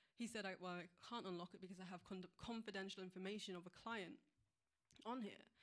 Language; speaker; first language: English; native; English